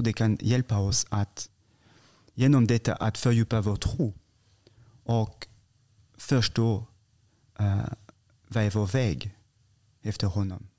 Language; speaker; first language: Swedish; non-native, fluent; French